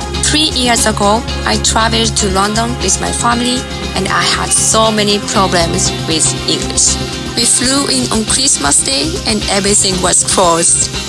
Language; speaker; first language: English; non-native, learner; Japanese